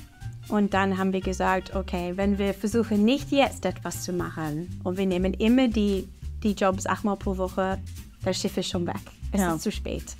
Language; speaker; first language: German; non-native, fluent; English